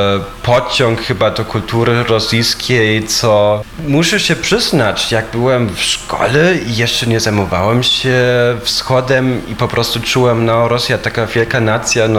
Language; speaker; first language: Polish; non-native, fluent; German